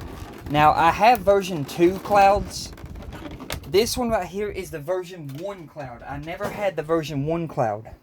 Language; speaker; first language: English; native; English